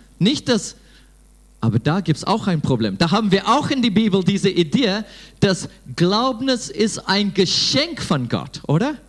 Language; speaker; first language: German; non-native, fluent; English